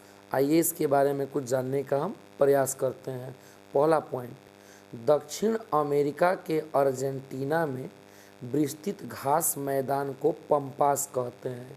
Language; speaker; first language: Hindi; native; Hindi